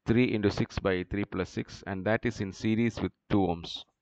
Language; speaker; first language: English; non-native, local second language; Malayalam